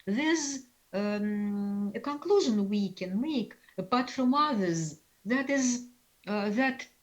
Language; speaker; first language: English; non-native, fluent; Russian